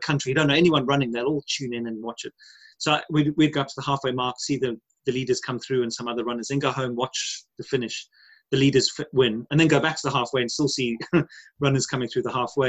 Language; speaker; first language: English; native; English